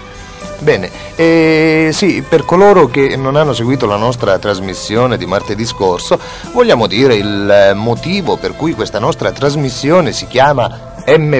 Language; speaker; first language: Italian; native; Italian